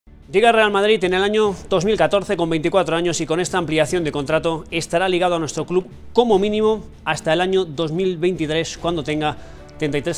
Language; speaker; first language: Spanish; native; Spanish